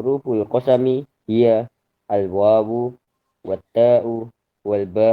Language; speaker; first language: Arabic; non-native, learner; Indonesian